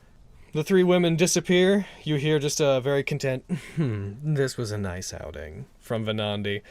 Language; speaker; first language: English; native; English